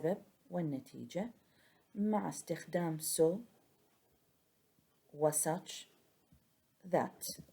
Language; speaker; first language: Arabic; native; Arabic